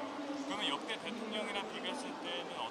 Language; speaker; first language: Korean; native; Korean